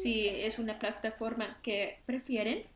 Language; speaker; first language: Spanish; early bilingual, heritage; Spanish